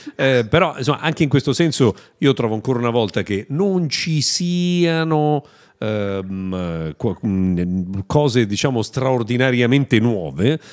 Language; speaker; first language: Italian; native; Italian